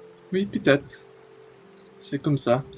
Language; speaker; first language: French; non-native, learner; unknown